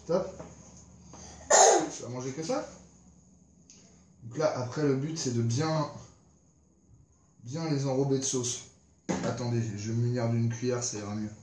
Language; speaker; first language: French; native; French